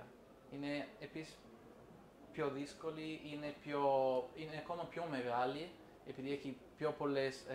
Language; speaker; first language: Greek; non-native, fluent; Italian